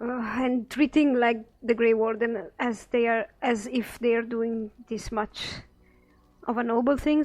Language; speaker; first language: English; non-native, fluent; Italian